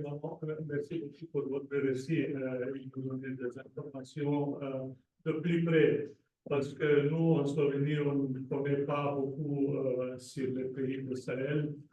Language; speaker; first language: French; non-native, fluent; Slovenian